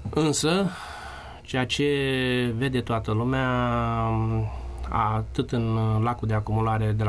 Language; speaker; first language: Romanian; native; Romanian